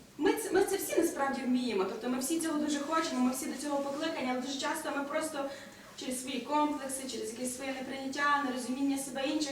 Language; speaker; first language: Ukrainian; native; Ukrainian